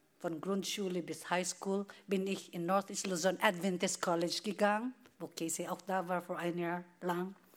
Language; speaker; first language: German; non-native, fluent; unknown